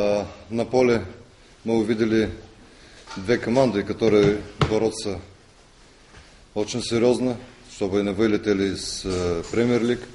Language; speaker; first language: Russian; non-native, fluent; Bulgarian